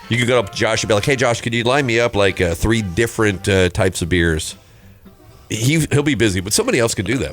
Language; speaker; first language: English; native; English